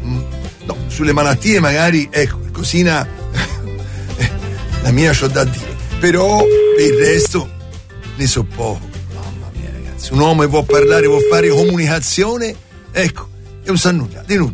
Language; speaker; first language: Italian; native; Italian